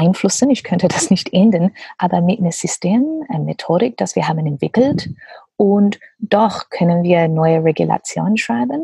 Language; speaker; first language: German; non-native, learner; English